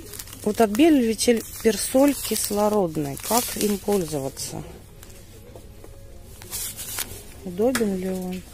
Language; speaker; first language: Russian; native; Russian